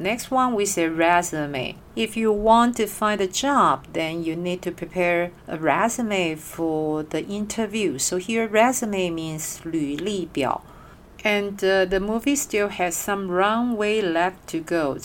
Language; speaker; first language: English; non-native, fluent; Chinese